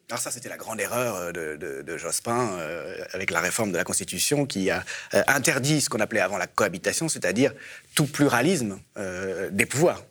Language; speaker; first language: French; native; French